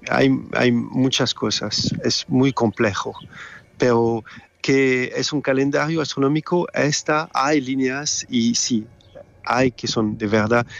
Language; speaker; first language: Spanish; non-native, fluent; French